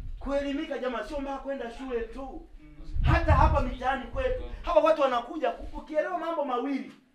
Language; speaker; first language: Swahili; non-native, local second language; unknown